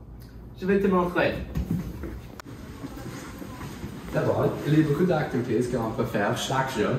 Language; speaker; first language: French; non-native, learner; English